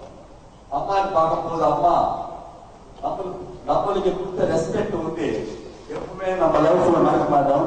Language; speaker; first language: Tamil; non-native, local second language; Telugu